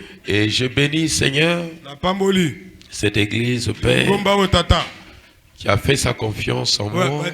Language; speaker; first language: French; non-native, local second language; Lingala